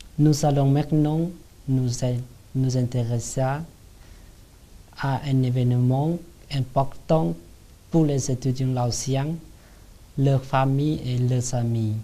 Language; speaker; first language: French; non-native, learner; Lao